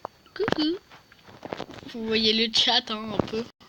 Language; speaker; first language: French; native; French